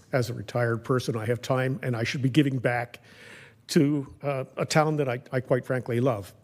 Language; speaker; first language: English; native; English